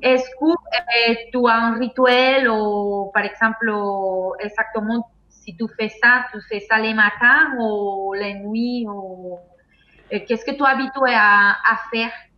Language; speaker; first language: French; non-native, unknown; Spanish